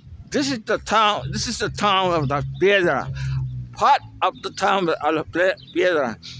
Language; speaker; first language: English; non-native, fluent; Spanish